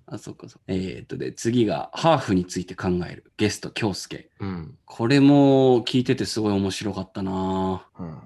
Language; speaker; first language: Japanese; native; Japanese